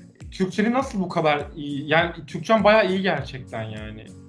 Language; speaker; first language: Turkish; native; Turkish